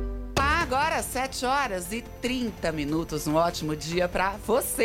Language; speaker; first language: Portuguese; native; Portuguese